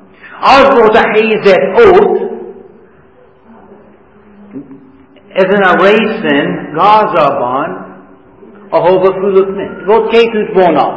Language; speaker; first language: Hungarian; non-native, fluent; English